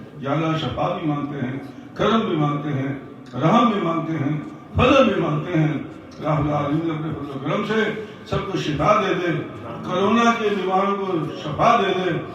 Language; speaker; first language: Urdu; non-native, local second language; Punjabi